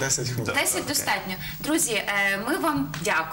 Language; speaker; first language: Ukrainian; native; Ukrainian